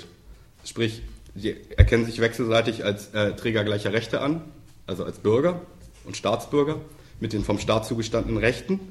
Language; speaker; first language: German; native; German